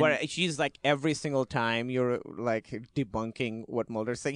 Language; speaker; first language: English; non-native, local second language; Urdu